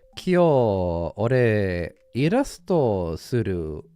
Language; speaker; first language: Japanese; non-native, learner; English